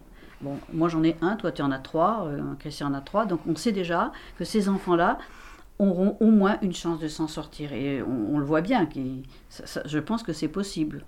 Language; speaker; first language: French; native; French